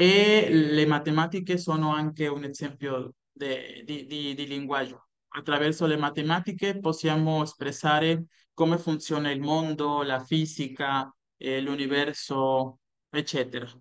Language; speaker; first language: Italian; non-native, fluent; Spanish